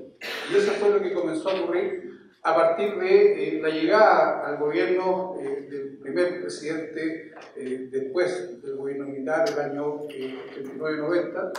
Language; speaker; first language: Spanish; native; Spanish